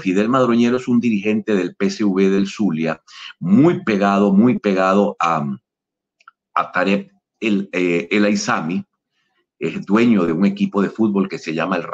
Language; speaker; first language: Spanish; native; Spanish